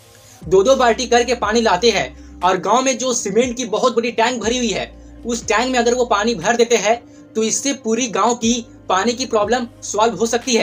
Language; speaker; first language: Hindi; native; Hindi